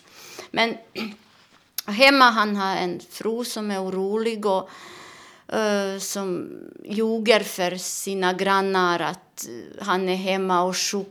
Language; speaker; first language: Swedish; non-native, learner; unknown